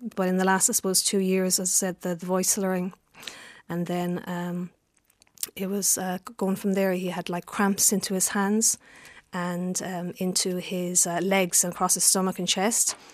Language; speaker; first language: English; native; English